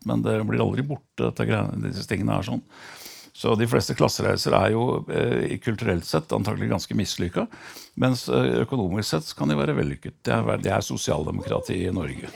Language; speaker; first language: Norwegian; native; Norwegian